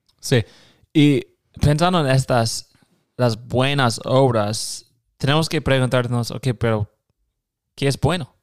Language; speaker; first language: Spanish; non-native, fluent; English